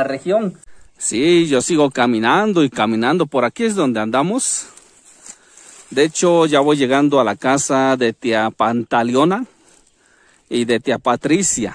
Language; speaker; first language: Spanish; native; Spanish